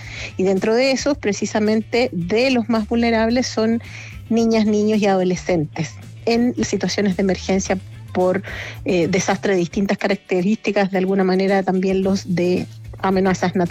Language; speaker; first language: Spanish; native; Spanish